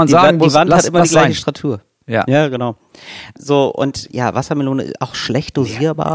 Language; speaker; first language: German; native; German